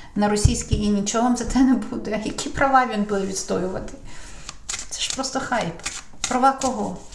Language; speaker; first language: Ukrainian; non-native, local second language; Russian